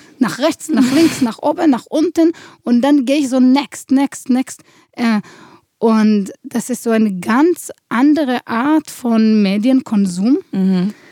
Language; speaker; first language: German; non-native, fluent; Hebrew